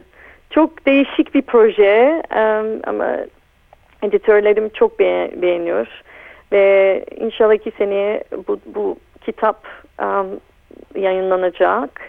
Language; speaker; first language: Turkish; early bilingual, heritage; Turkish